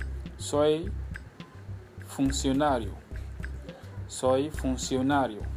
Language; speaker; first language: Spanish; non-native, learner; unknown